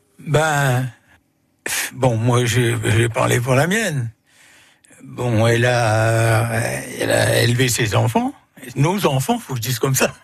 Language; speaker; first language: French; native; French